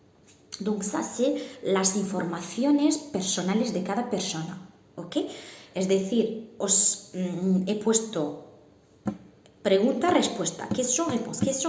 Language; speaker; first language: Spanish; non-native, fluent; Arabic